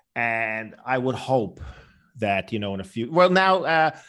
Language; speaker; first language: English; native; English